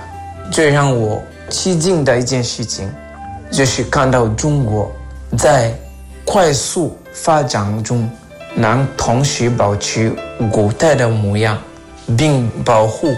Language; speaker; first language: Chinese; non-native, fluent; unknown